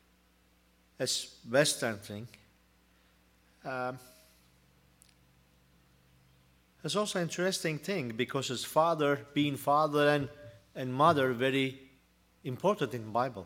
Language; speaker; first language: English; non-native, learner; Turkish